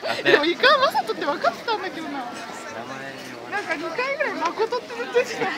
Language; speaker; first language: Japanese; native; Japanese